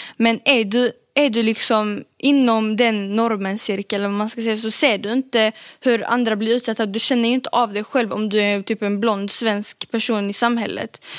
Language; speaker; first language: Swedish; early bilingual, other home language; Arabic